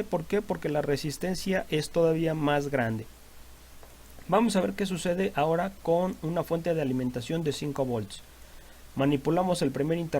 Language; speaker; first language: Spanish; native; Spanish